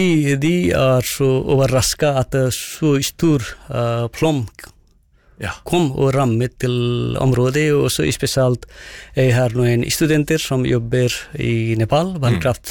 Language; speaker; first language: Norwegian; non-native, fluent; Nepali